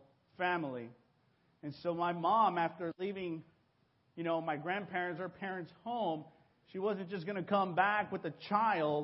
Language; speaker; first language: English; early bilingual, other home language; Spanish